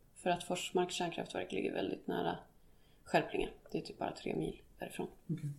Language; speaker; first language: Swedish; native; Swedish